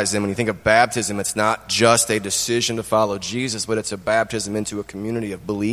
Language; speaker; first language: English; native; English